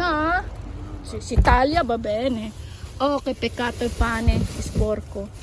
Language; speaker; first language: Italian; non-native, learner; Filipino